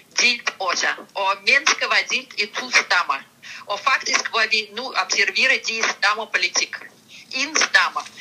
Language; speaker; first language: Danish; non-native, fluent; Russian